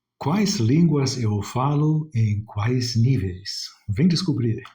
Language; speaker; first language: Portuguese; non-native, fluent; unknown